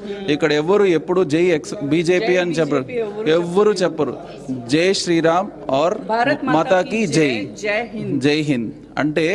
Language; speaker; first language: Telugu; native; Telugu